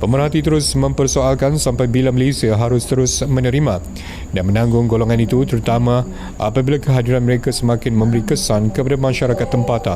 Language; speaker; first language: Malay; native; Malay